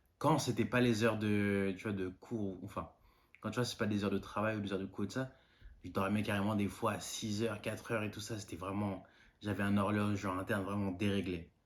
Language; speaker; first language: French; non-native, local second language; Malagasy